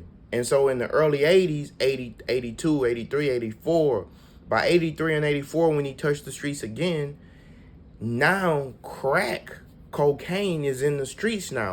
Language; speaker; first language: English; native; English